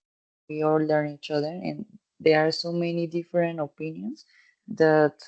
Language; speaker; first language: English; non-native, fluent; Spanish